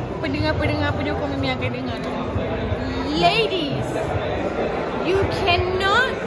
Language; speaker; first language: Malay; native; Malay